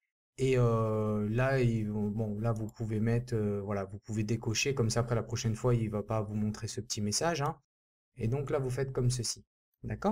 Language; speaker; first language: French; native; French